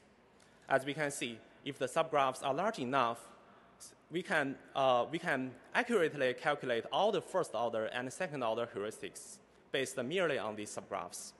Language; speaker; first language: English; non-native, fluent; Chinese